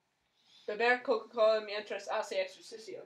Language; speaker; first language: Spanish; non-native, learner; English